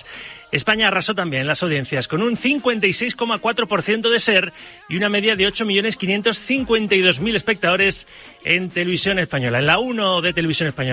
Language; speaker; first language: Spanish; native; Spanish